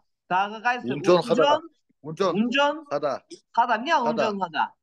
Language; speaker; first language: Korean; non-native, learner; Kyrgyz